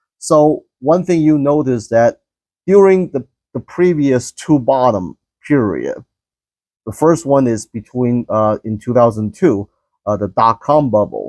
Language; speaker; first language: English; non-native, fluent; Chinese